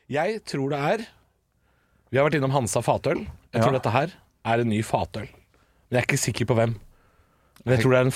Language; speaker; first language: Norwegian; native; Norwegian